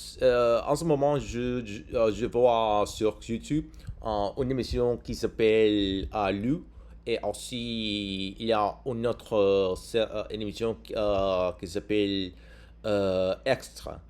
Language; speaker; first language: French; non-native, learner; English